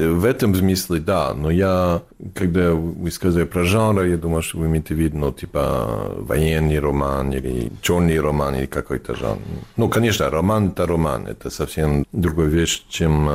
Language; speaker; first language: Russian; non-native, learner; English